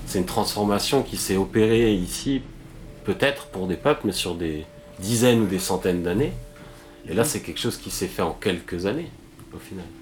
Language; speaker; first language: French; native; French